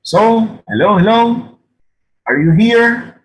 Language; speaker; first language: English; non-native, fluent; Spanish